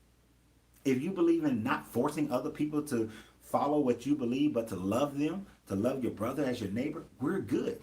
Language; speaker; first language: English; native; English